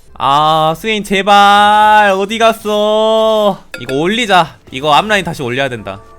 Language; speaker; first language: Korean; native; Korean